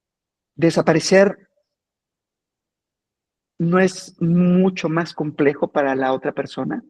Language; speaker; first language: Spanish; native; Spanish